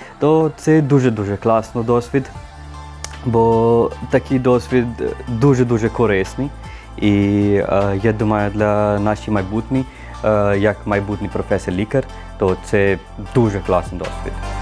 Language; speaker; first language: Ukrainian; non-native, learner; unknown